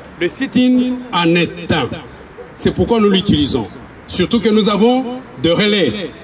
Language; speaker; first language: French; non-native, local second language; Lingala